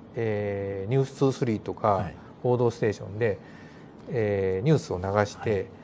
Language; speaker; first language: Japanese; native; Japanese